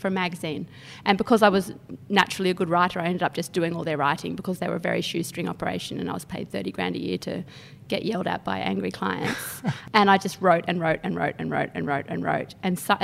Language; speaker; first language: English; native; English